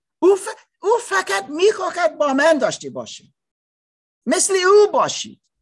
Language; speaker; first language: Persian; non-native, learner; English